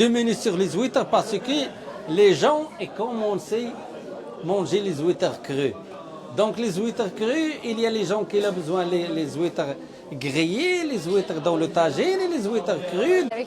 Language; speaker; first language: French; non-native, learner; Arabic